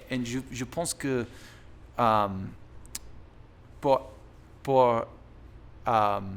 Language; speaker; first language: French; non-native, learner; English